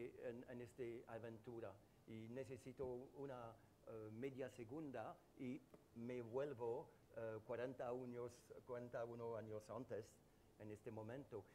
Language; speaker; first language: Spanish; non-native, learner; French